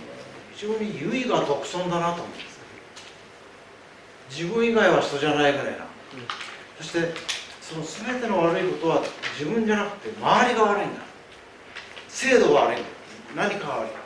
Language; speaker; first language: Japanese; native; Japanese